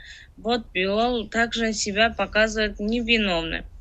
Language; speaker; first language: Russian; non-native, learner; Tajik